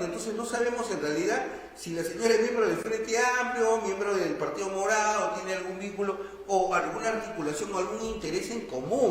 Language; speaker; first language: Spanish; native; Spanish